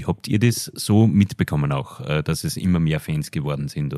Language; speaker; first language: German; native; German